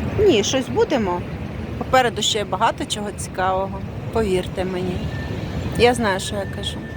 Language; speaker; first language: Ukrainian; non-native, local second language; Russian